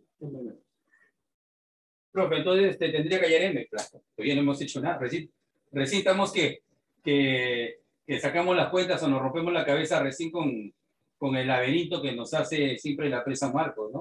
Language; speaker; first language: Spanish; native; Spanish